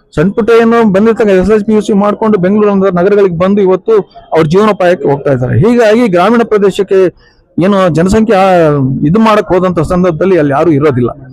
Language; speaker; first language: Kannada; non-native, local second language; Lambadi